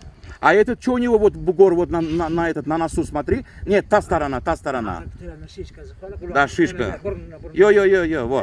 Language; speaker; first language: Russian; native; Russian